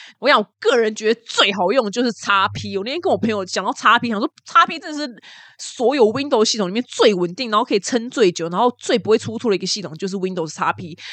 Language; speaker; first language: Chinese; native; Chinese